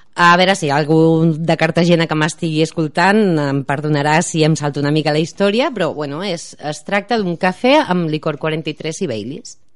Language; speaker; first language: Catalan; non-native, local second language; Spanish